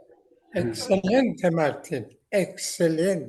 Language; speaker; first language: Spanish; non-native, fluent; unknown